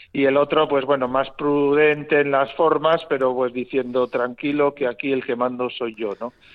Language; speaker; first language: Spanish; native; Spanish